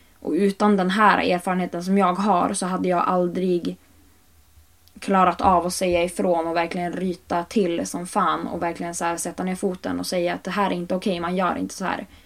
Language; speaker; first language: Swedish; native; Swedish